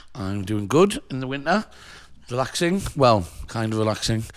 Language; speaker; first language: English; native; English